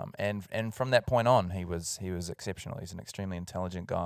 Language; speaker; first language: English; native; English